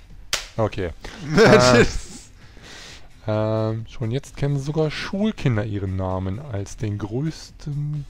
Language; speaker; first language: German; native; German